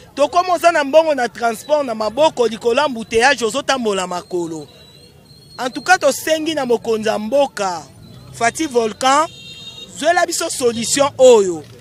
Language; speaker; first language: Lingala; native; Lingala